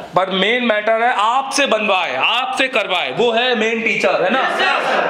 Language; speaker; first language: Hindi; native; Hindi